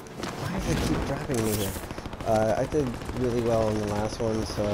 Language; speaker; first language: English; native; English